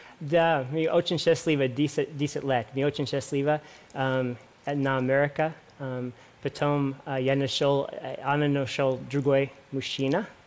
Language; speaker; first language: Russian; non-native, learner; English